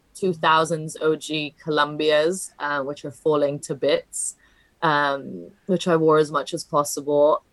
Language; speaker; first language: English; non-native, fluent; Italian